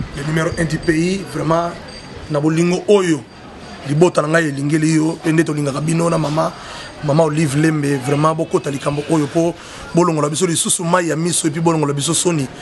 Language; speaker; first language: Lingala; native; Lingala